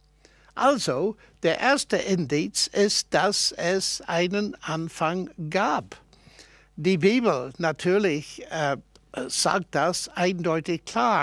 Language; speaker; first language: German; non-native, fluent; English